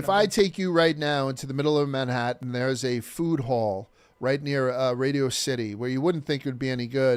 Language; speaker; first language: English; native; English